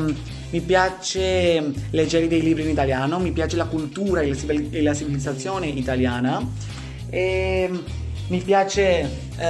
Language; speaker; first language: Italian; non-native, learner; Greek